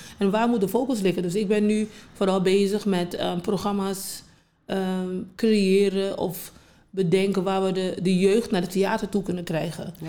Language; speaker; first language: Dutch; non-native, local second language; English